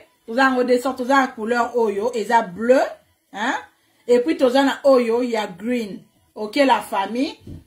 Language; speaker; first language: French; non-native, local second language; Lingala